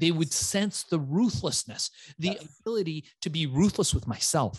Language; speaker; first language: English; early bilingual, other home language; Persian